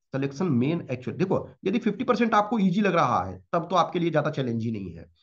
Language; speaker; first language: Hindi; native; Hindi